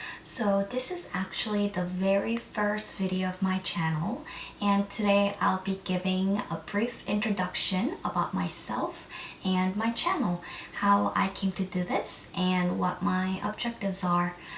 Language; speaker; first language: English; early bilingual, other home language; Korean